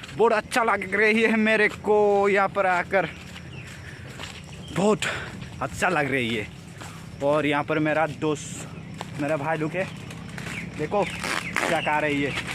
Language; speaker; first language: Hindi; non-native, local second language; Assamese